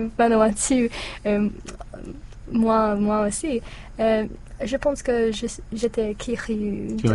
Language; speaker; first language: French; non-native, learner; English